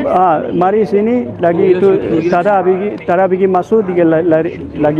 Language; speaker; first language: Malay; non-native, learner; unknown